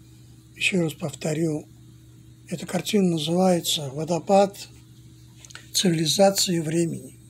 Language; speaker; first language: Russian; non-native, fluent; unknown